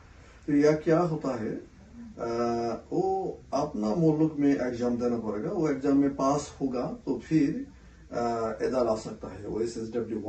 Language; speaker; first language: Hindi; non-native, local second language; Bangla